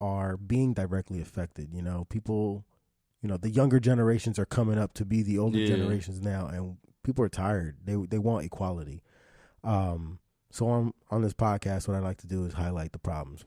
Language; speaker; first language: English; native; English